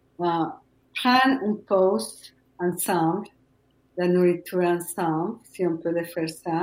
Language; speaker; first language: French; non-native, fluent; Spanish